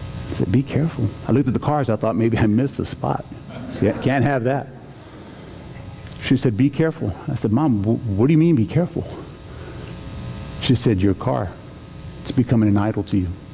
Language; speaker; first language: English; native; English